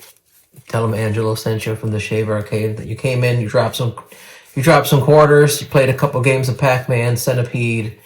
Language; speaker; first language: English; native; English